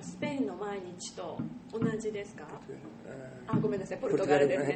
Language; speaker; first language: Japanese; native; Japanese